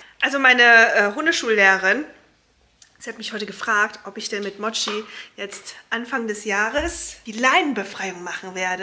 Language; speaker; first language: German; native; German